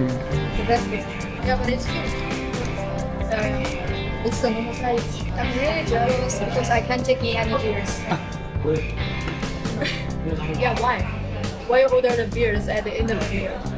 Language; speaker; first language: English; non-native, learner; Chinese